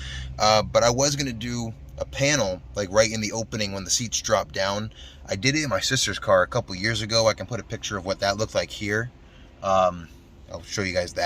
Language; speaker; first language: English; native; English